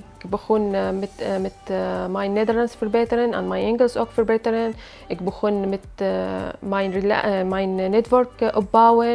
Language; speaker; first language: Dutch; non-native, learner; Arabic